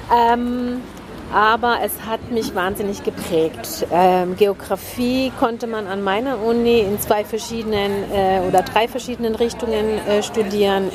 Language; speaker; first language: German; early bilingual, heritage; German